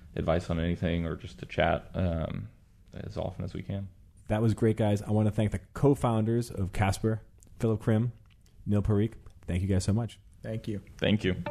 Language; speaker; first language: English; native; English